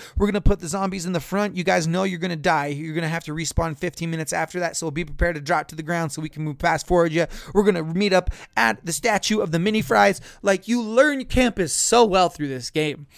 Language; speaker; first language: English; native; English